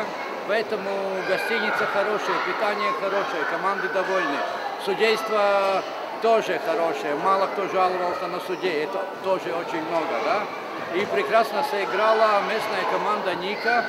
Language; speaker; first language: Russian; non-native, fluent; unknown